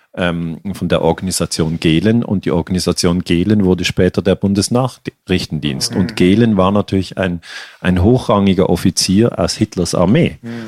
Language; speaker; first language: German; native; German